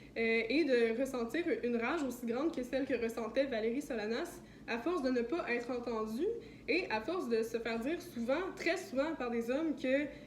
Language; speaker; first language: French; native; French